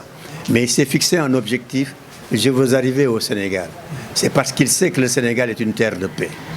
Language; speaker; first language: French; non-native, local second language; Wolof